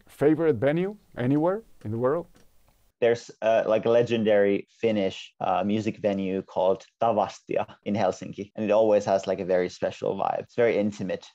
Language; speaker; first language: English; non-native, fluent; Finnish